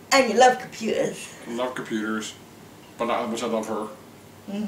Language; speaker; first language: English; native; English